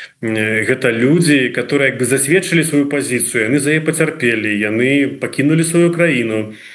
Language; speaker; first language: Belarusian; non-native, local second language; Russian